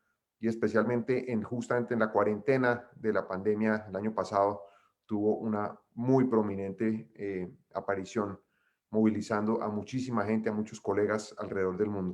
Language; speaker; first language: Spanish; native; Spanish